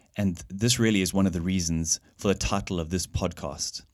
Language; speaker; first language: English; native; English